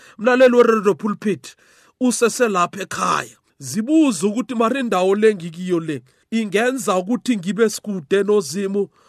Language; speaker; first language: Zulu; non-native, local second language; South Ndebele